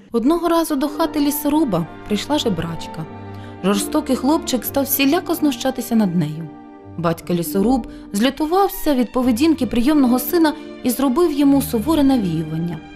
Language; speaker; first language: Ukrainian; native; Ukrainian